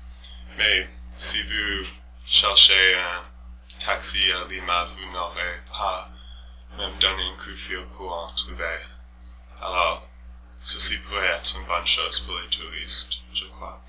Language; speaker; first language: French; non-native, learner; English